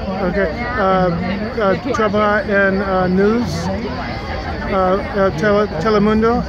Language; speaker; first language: Spanish; non-native, learner; English